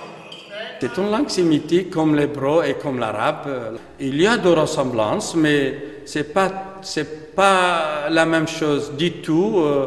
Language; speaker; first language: French; non-native, fluent; Aramaic